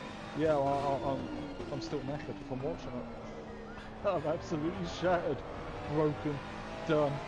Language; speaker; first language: English; native; English